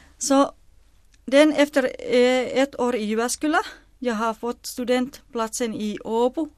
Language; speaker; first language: Swedish; non-native, local second language; Finnish